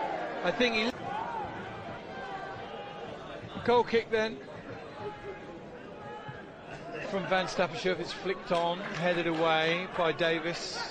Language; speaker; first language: English; native; English